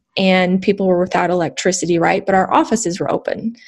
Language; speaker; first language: English; native; English